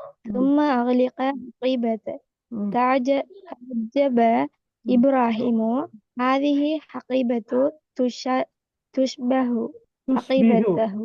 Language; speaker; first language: Arabic; non-native, learner; Tamil